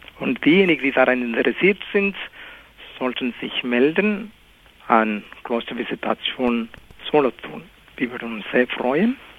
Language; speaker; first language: German; non-native, fluent; Malayalam